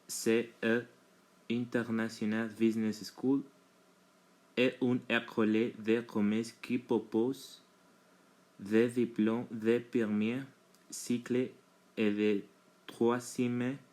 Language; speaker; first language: French; non-native, learner; Spanish